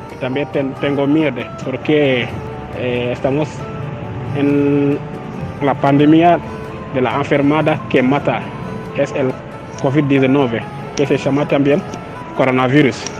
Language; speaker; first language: Spanish; non-native, learner; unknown